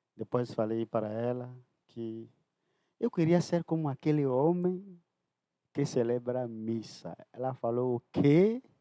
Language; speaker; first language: Portuguese; non-native, fluent; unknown